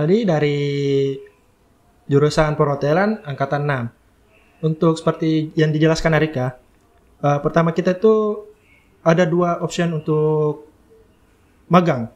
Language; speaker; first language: Indonesian; native; Indonesian